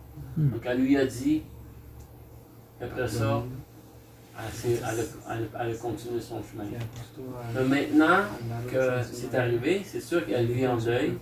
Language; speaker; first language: French; native; French